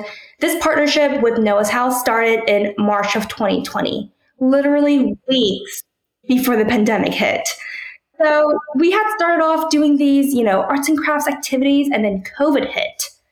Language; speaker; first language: English; early bilingual, other home language; Korean